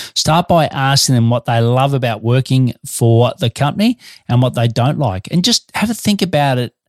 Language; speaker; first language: English; native; English